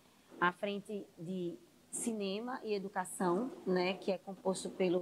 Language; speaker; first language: Portuguese; native; Portuguese